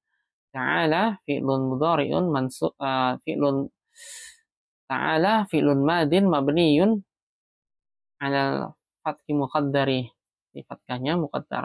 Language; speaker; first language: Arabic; non-native, fluent; Indonesian